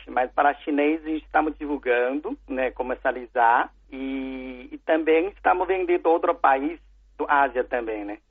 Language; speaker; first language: Portuguese; non-native, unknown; Chinese